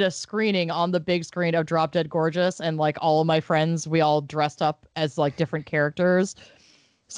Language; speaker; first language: English; native; English